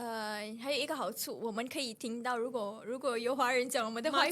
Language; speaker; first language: Chinese; non-native, local second language; Malay